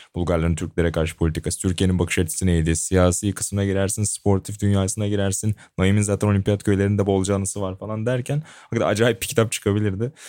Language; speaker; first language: Turkish; native; Turkish